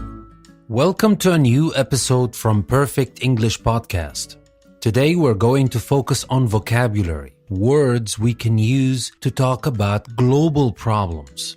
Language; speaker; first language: English; non-native, fluent; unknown